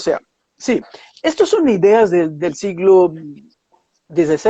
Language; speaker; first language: Spanish; non-native, fluent; Portuguese